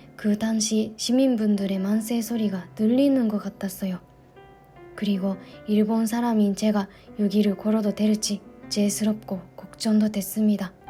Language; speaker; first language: Korean; non-native, fluent; Japanese